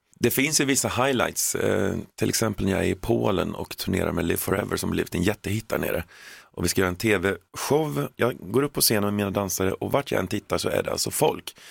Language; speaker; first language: Swedish; native; Swedish